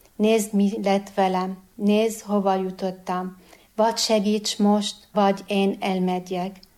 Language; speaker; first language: Hungarian; non-native, fluent; Arabic